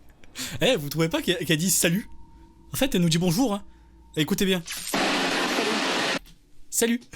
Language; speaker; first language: French; native; French